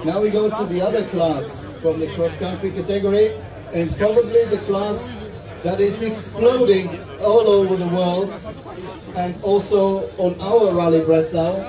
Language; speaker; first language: English; non-native, fluent; German